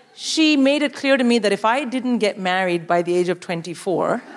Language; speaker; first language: English; non-native, local second language; Hindi